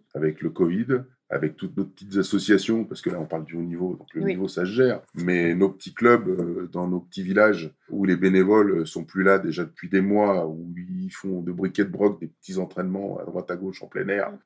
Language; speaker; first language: French; native; French